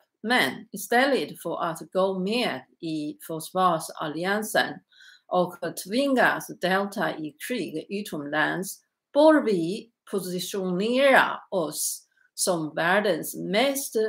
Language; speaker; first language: Swedish; non-native, learner; Chinese